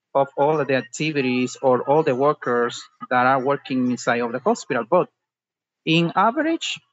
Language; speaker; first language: English; non-native, fluent; Spanish